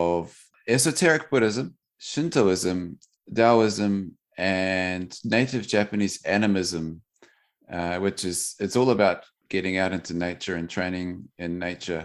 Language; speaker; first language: English; native; English